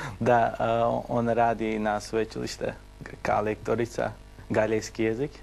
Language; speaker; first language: Bosnian; non-native, learner; Turkish